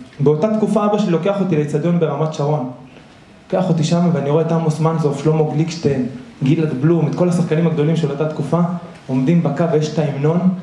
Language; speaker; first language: Hebrew; early bilingual, other home language; Spanish